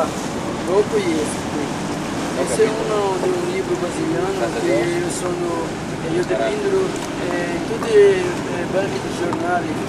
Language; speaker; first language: Italian; non-native, learner; Portuguese